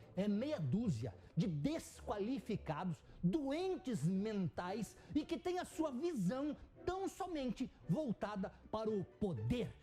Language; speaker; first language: Portuguese; native; Portuguese